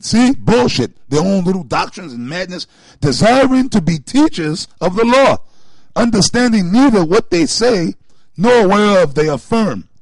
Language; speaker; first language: English; native; English